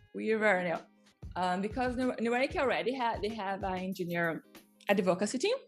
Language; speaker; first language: English; non-native, fluent; Portuguese